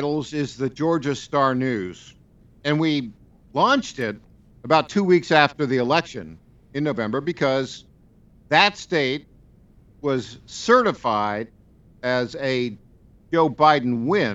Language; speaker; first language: English; native; English